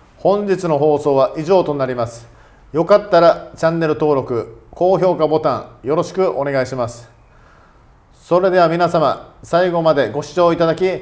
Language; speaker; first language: Japanese; native; Japanese